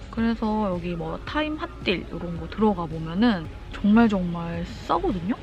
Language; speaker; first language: Korean; native; Korean